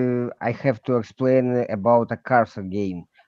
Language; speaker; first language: English; non-native, learner; Russian